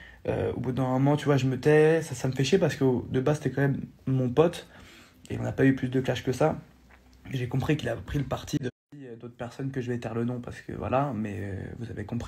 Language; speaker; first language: French; native; French